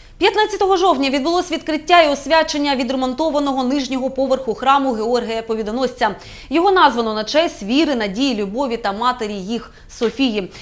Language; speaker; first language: Ukrainian; native; Ukrainian